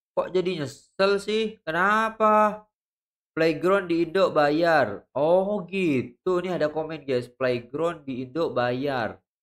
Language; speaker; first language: Indonesian; native; Indonesian